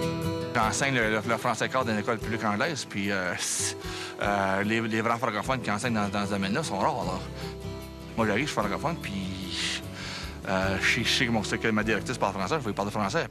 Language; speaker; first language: French; native; French